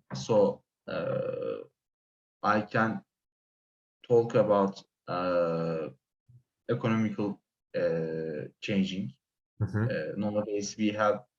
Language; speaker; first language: English; non-native, learner; Turkish